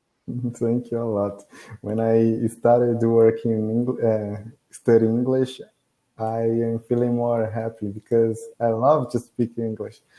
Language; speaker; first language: English; non-native, learner; Portuguese